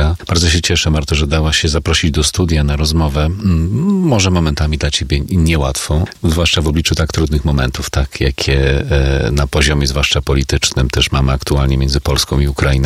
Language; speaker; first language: Polish; native; Polish